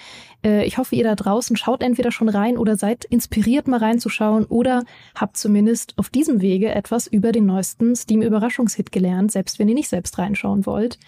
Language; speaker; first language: German; native; German